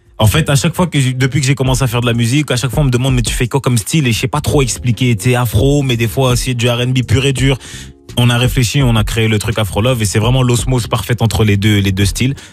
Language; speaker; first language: French; early bilingual, other home language; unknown